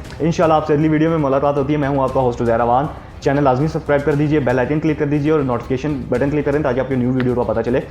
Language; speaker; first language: Urdu; non-native, local second language; Punjabi